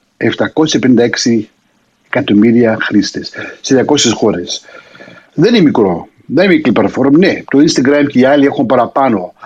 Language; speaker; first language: Greek; early bilingual, heritage; Greek